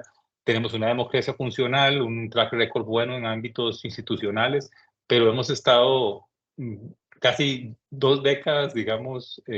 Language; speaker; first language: Spanish; native; Spanish